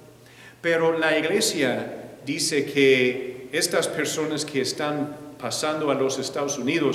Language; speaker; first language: Spanish; non-native, fluent; English